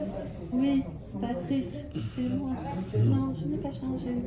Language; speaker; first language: French; native; French